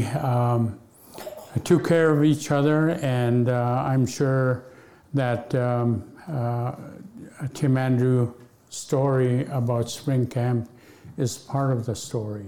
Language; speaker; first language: English; early bilingual, other home language; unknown